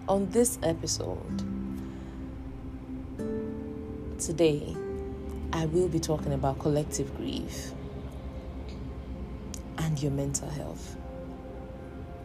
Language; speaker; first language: English; non-native, local second language; Yoruba